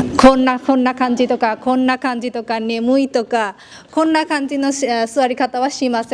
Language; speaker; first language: Japanese; non-native, fluent; Bangla